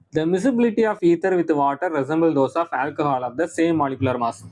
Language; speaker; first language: English; non-native, local second language; Tamil